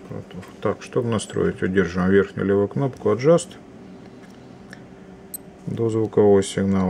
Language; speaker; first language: Russian; native; Russian